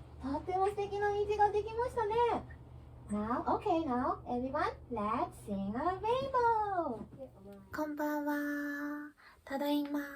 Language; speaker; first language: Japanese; early bilingual, heritage; Japanese